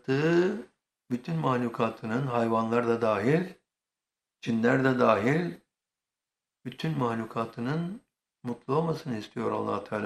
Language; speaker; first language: Turkish; native; Turkish